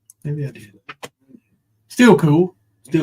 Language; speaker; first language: English; native; English